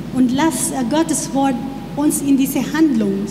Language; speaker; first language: German; non-native, learner; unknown